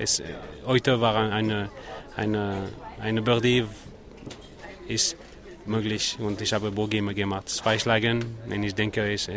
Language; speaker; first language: German; non-native, learner; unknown